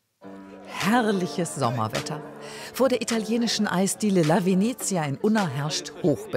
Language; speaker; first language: German; native; German